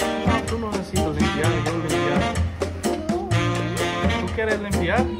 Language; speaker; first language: Spanish; non-native, learner; English